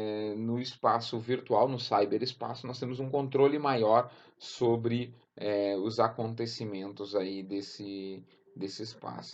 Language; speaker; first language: Portuguese; native; Portuguese